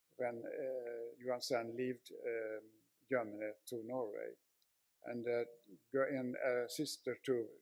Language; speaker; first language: English; non-native, fluent; Swedish